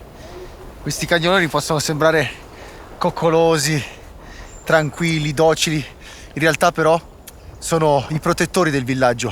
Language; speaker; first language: Italian; native; Italian